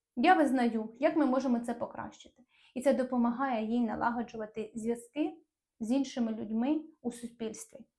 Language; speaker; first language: Ukrainian; non-native, local second language; Russian